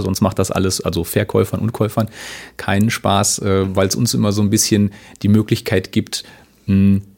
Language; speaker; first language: German; native; German